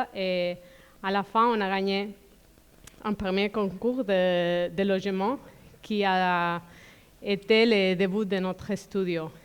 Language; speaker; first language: French; non-native, fluent; Spanish